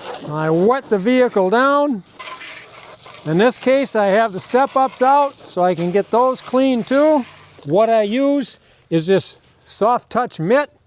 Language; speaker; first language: English; native; English